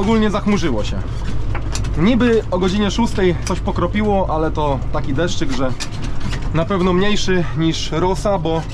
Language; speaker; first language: Polish; native; Polish